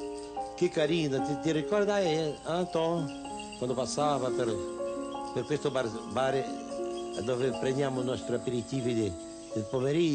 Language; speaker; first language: Italian; non-native, fluent; Portuguese